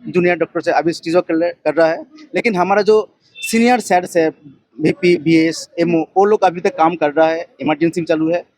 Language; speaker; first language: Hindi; non-native, local second language; Bangla